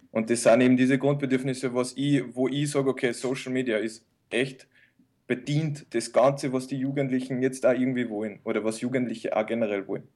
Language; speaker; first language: German; early bilingual, other home language; Bosnian